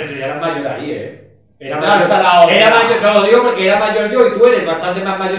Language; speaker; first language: Spanish; native; Spanish